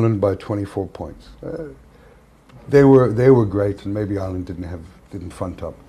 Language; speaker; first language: English; native; English